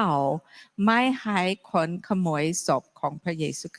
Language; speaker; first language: Thai; non-native, fluent; English